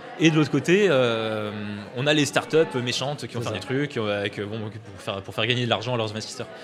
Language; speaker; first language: French; native; French